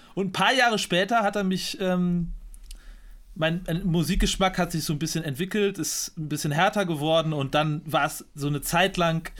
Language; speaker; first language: German; native; German